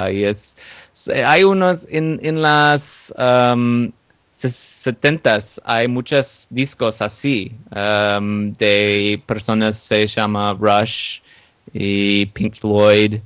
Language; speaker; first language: Spanish; non-native, learner; English